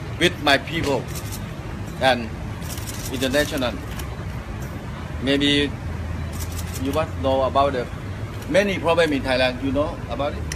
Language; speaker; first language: English; non-native, learner; Thai